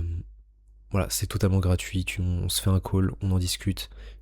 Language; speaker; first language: French; native; French